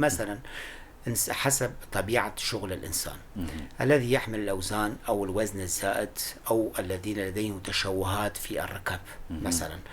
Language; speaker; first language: Arabic; non-native, local second language; Kurdish